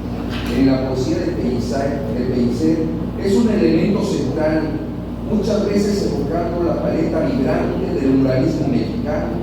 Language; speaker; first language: Spanish; native; Spanish